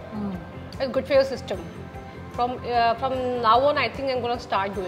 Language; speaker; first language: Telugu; non-native, learner; Hindi